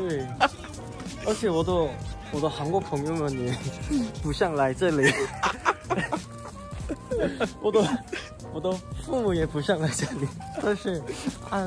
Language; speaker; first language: Chinese; non-native, learner; Korean